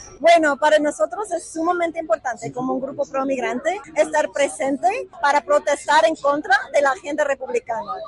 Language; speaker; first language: Spanish; non-native, fluent; English